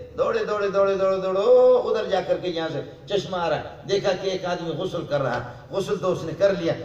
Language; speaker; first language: Urdu; non-native, local second language; Brahui